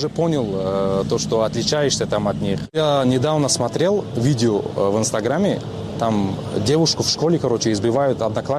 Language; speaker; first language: Russian; non-native, local second language; Tajik